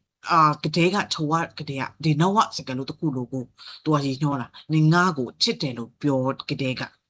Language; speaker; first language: Burmese; native; Burmese